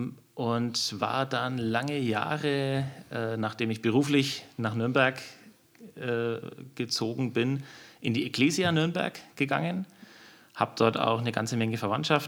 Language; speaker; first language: German; native; German